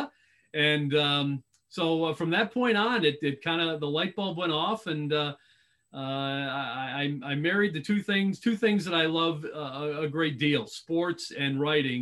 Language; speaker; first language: English; native; English